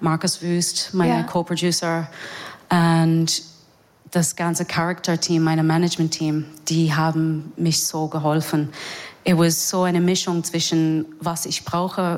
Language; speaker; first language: German; non-native, learner; English